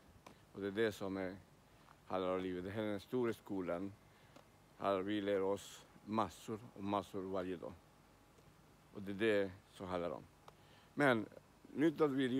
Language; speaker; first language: Swedish; non-native, learner; Spanish